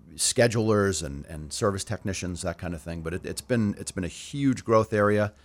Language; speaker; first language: English; native; English